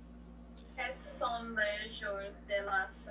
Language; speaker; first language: French; non-native, learner; English